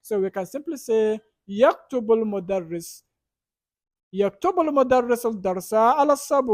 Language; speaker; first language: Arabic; non-native, fluent; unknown